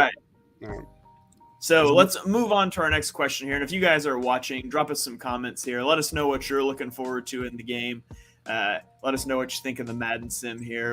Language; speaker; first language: English; native; English